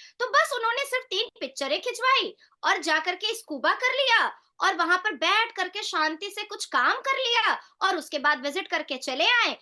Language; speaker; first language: Hindi; native; Hindi